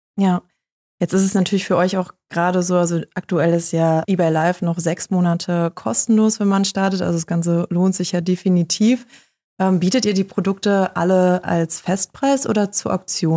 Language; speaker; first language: German; native; German